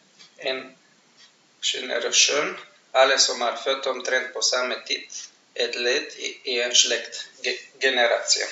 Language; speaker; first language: Norwegian; non-native, fluent; Bulgarian